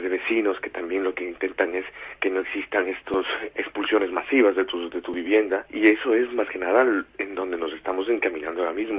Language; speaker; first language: Spanish; native; Spanish